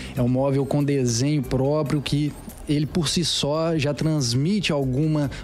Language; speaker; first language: Portuguese; native; Portuguese